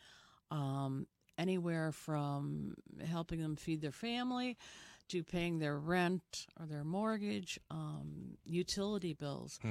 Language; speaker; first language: English; native; English